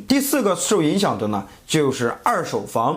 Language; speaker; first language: Chinese; native; Chinese